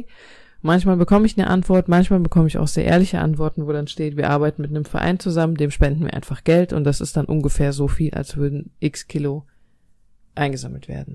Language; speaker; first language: German; native; German